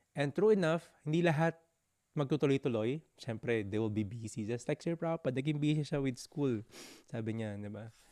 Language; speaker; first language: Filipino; native; Filipino